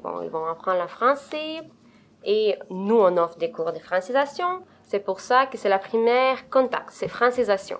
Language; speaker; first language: French; non-native, fluent; Romanian